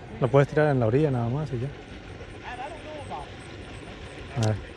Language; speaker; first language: Spanish; native; Spanish